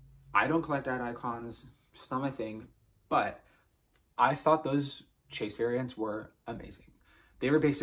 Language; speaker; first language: English; native; English